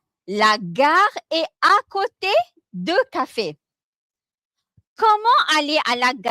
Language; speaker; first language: French; non-native, fluent; Malay